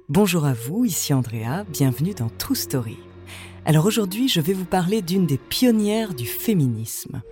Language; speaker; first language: French; native; French